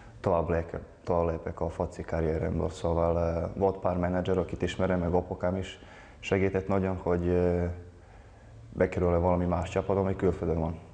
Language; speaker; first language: Hungarian; non-native, local second language; Serbian